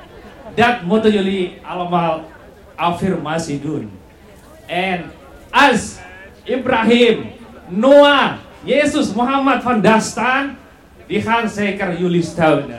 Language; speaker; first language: Dutch; non-native, fluent; Indonesian